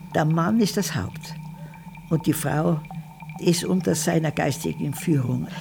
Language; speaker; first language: German; native; German